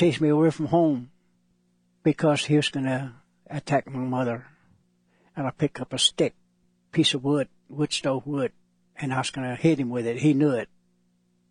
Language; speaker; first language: English; non-native, local second language; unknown